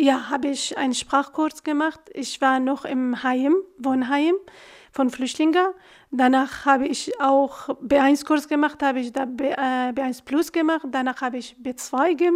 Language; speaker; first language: German; non-native, learner; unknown